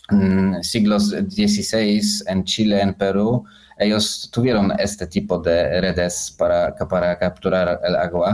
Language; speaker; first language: Spanish; non-native, fluent; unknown